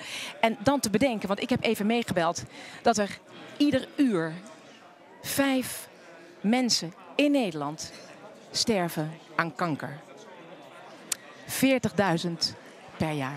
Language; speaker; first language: Dutch; native; Dutch